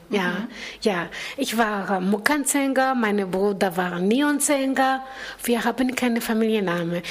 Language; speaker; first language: German; non-native, learner; Kinyarwanda